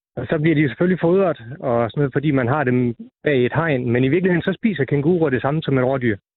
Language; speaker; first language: Danish; native; Danish